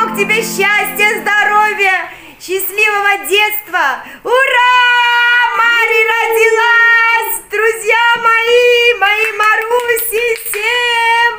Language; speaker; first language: Russian; native; Russian